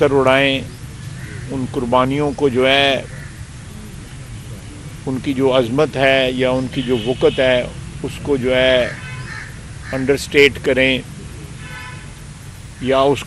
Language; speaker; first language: Urdu; non-native, local second language; Punjabi